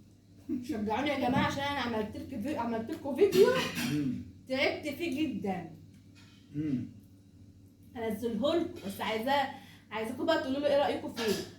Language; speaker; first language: Arabic; native; Arabic